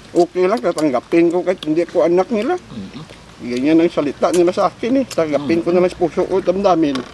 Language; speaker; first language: Filipino; non-native, local second language; Hiligaynon